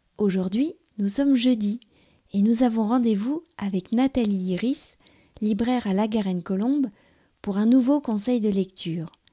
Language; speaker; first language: French; native; French